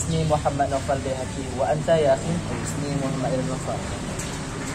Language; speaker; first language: Arabic; non-native, learner; Indonesian